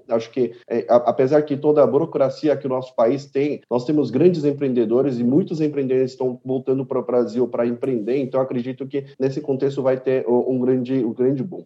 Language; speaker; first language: Portuguese; early bilingual, other home language; Korean